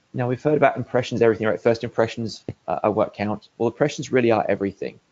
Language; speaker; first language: English; native; English